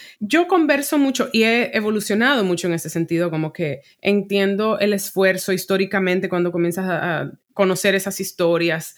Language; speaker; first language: Spanish; native; Spanish